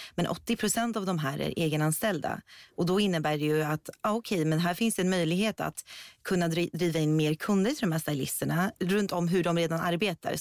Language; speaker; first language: Swedish; early bilingual, other home language; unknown